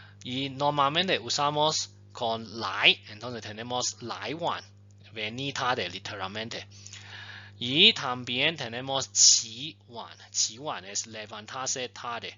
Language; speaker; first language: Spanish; non-native, fluent; Chinese